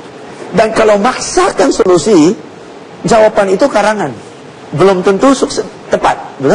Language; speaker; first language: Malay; non-native, local second language; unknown